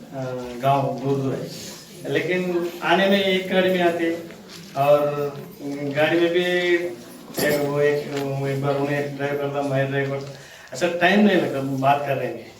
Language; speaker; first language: Hindi; non-native, local second language; Telugu